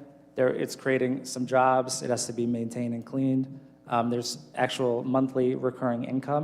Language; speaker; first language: English; native; English